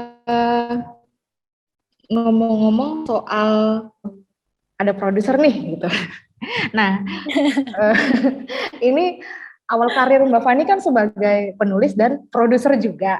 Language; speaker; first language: Indonesian; native; Indonesian